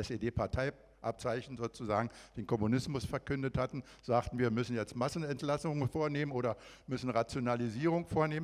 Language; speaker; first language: German; native; German